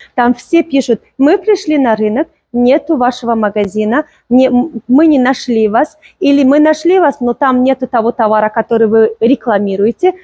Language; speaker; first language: Russian; non-native, local second language; Tajik